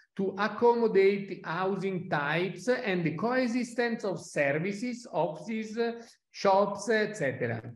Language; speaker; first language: English; non-native, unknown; Italian